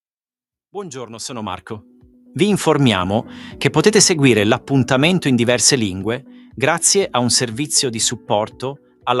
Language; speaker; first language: Italian; native; Italian